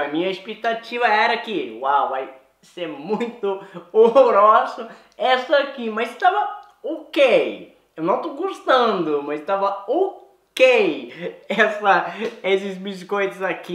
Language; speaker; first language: Portuguese; non-native, fluent; Swedish